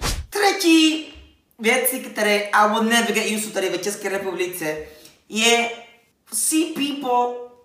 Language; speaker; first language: Czech; non-native, learner; Spanish